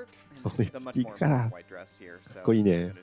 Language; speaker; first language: Japanese; native; Japanese